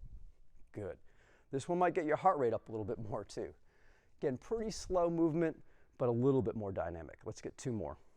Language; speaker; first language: English; native; English